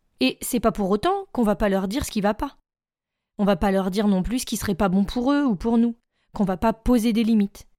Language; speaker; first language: French; native; French